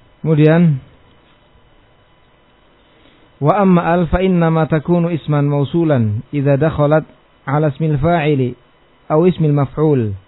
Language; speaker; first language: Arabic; non-native, fluent; Indonesian